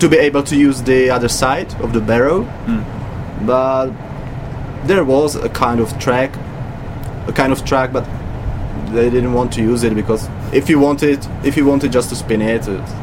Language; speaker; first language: English; non-native, fluent; Czech